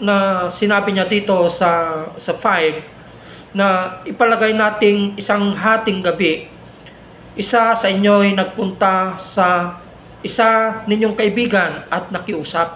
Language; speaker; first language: Filipino; native; Filipino